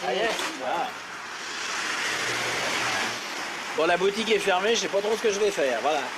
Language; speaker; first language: French; native; French